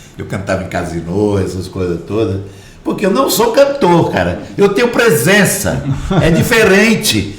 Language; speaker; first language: Portuguese; native; Portuguese